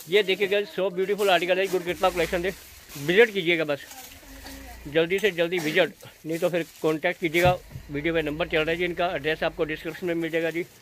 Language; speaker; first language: Hindi; non-native, local second language; Punjabi